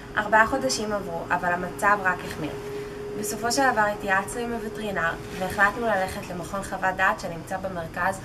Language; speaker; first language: Hebrew; native; Hebrew